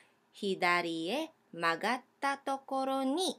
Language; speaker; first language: Japanese; non-native, fluent; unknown